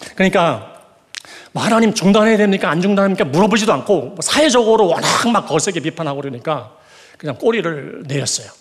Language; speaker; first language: Korean; native; Korean